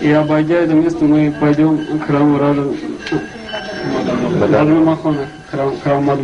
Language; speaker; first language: Russian; native; Russian